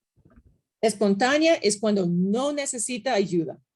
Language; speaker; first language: Spanish; non-native, fluent; English